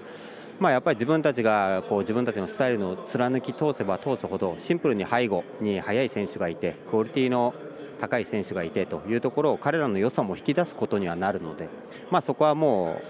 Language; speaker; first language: Japanese; native; Japanese